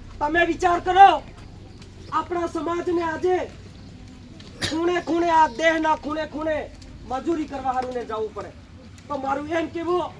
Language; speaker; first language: Gujarati; non-native, local second language; Bhili